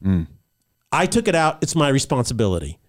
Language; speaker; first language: English; native; English